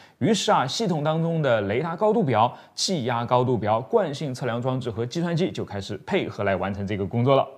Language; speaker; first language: Chinese; native; Chinese